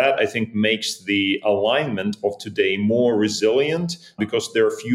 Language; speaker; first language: English; non-native, fluent; Russian